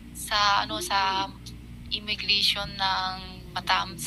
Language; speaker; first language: Filipino; non-native, learner; Chinese